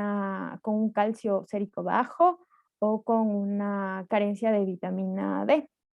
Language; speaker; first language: Spanish; native; Spanish